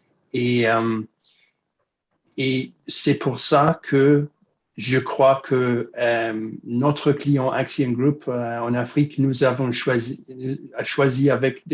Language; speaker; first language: French; non-native, fluent; English